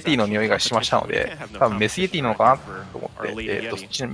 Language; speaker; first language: Japanese; native; Japanese